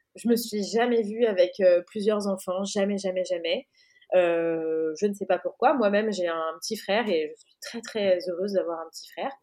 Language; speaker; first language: French; native; French